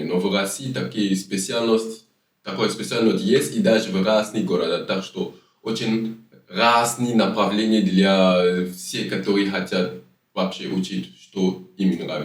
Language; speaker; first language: Russian; non-native, learner; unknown